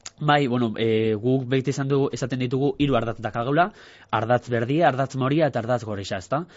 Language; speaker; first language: Basque; non-native, local second language; Spanish